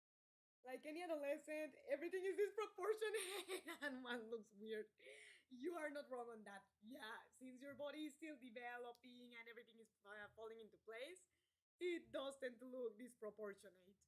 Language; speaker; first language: English; non-native, fluent; Spanish